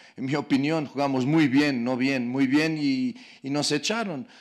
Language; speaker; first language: Spanish; non-native, fluent; Portuguese